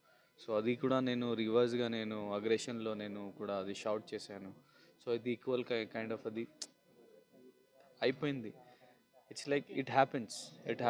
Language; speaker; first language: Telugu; non-native, local second language; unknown